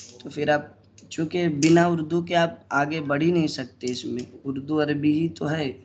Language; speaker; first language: Urdu; native; Urdu